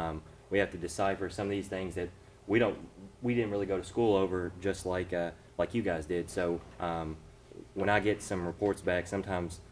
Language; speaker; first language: English; native; English